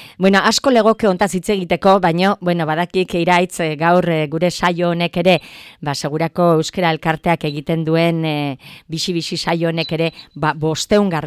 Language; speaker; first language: Basque; native; Basque